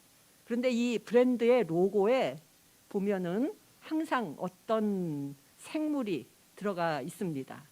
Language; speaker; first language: Korean; native; Korean